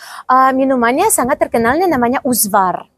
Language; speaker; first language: Indonesian; non-native, fluent; Ukrainian